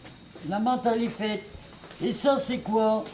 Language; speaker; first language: French; native; French